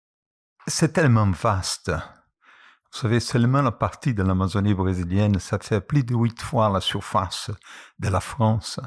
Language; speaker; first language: French; non-native, fluent; Portuguese